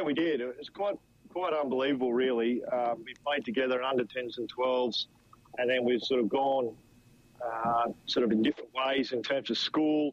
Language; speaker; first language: English; native; English